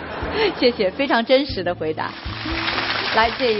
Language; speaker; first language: Chinese; native; Chinese